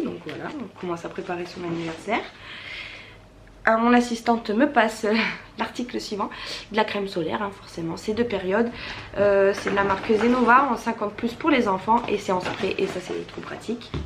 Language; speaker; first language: French; native; French